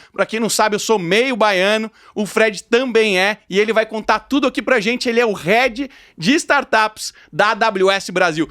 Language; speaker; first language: Portuguese; native; Portuguese